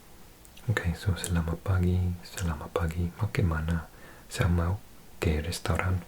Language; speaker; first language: Indonesian; non-native, learner; Welsh